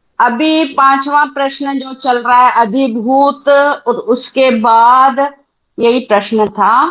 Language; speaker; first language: Hindi; native; Hindi